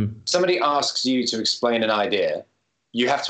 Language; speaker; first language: English; native; English